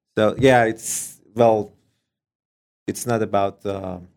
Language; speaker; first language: English; non-native, fluent; Persian